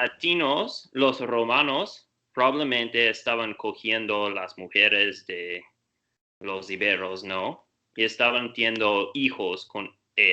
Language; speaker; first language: Spanish; non-native, learner; English